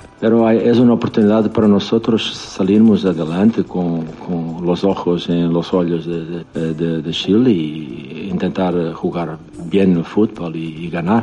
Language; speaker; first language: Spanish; non-native, learner; Portuguese